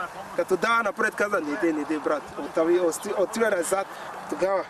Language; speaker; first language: Bulgarian; non-native, learner; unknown